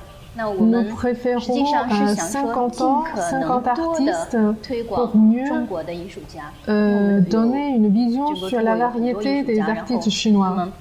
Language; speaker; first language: French; non-native, learner; Chinese